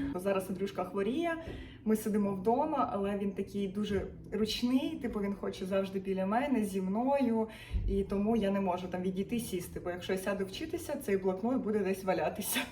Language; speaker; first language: Ukrainian; non-native, local second language; Russian